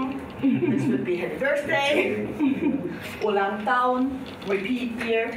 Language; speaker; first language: English; non-native, fluent; German